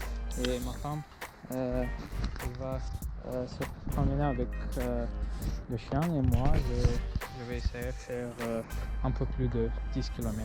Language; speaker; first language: French; non-native, learner; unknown